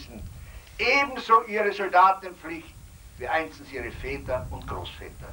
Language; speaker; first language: German; native; German